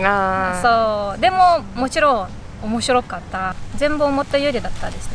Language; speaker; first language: Japanese; non-native, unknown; Bashkir